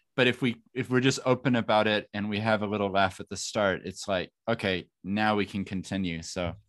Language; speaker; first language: English; native; English